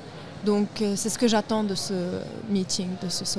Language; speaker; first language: French; non-native, local second language; Arabic